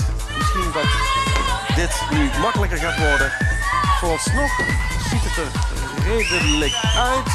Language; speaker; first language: Dutch; native; Dutch